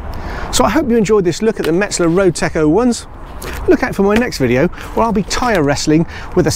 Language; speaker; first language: English; native; English